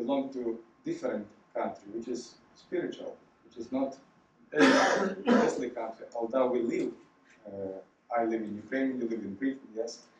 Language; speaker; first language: English; non-native, fluent; Ukrainian